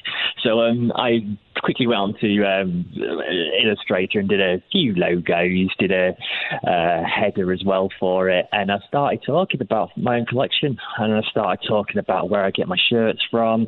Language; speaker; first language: English; native; English